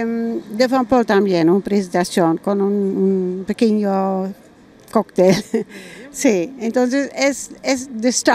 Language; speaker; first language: Spanish; non-native, learner; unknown